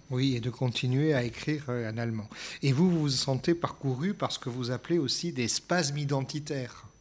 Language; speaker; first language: French; native; French